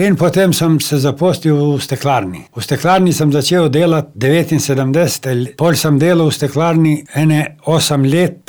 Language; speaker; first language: Slovenian; non-native, fluent; Albanian